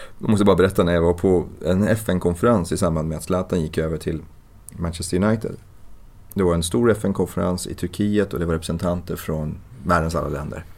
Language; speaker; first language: Swedish; early bilingual, other home language; Persian